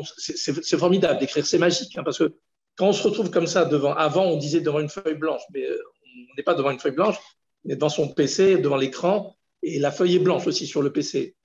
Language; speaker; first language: French; native; French